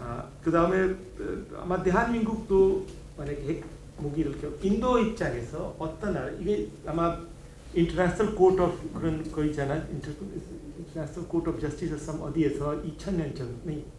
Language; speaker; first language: Korean; non-native, learner; Hindi